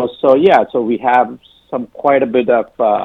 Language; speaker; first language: English; non-native, local second language; Tamil